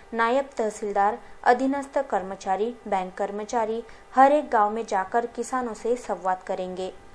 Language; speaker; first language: Hindi; non-native, local second language; Marathi